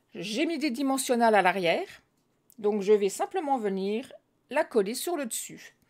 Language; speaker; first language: French; native; French